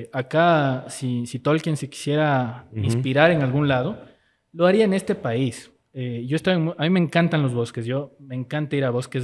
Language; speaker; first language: Spanish; native; Spanish